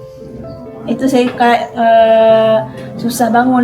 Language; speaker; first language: Indonesian; native; Indonesian